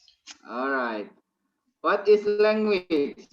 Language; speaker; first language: English; non-native, learner; Indonesian